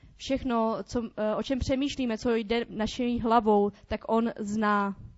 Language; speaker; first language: Czech; native; Czech